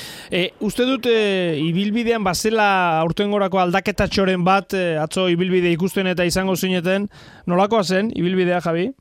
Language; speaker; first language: Basque; native; Basque